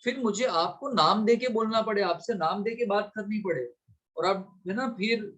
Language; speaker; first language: Hindi; non-native, local second language; Gujarati